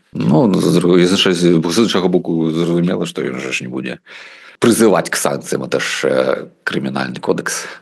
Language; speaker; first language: Belarusian; non-native, local second language; Russian